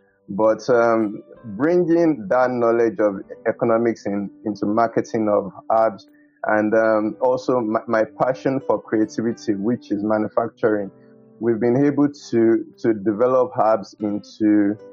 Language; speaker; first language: English; non-native, local second language; Yoruba